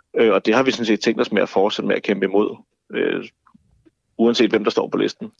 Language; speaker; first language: Danish; native; Danish